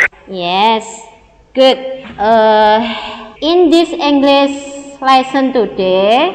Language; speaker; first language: English; non-native, learner; Indonesian